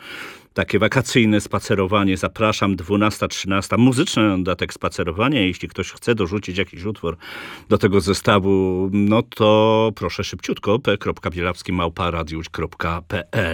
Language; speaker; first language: Polish; native; Polish